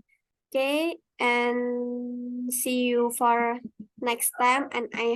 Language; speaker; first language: English; non-native, learner; Indonesian